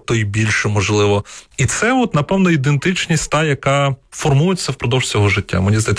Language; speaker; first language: Ukrainian; non-native, local second language; Russian